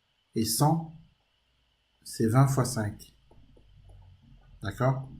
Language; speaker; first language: French; native; French